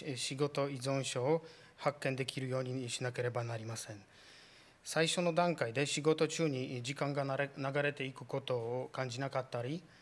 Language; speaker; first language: Japanese; non-native, fluent; Polish